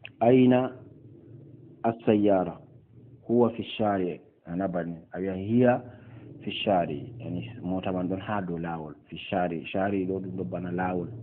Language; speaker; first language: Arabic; non-native, fluent; Fula